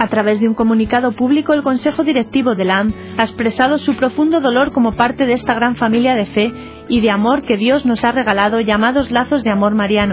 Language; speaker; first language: Spanish; native; Spanish